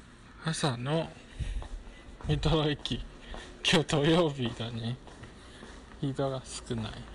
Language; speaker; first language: Japanese; non-native, fluent; Chinese